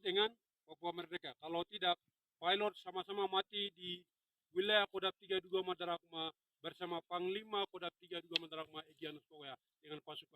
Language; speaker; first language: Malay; non-native, local second language; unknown